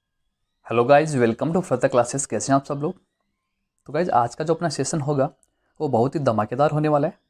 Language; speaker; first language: Hindi; native; Hindi